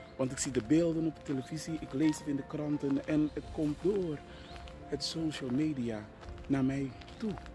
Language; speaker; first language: Dutch; native; Dutch